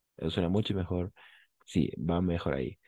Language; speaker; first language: Spanish; non-native, fluent; French